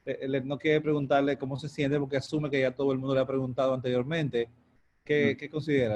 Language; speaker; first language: Spanish; native; Spanish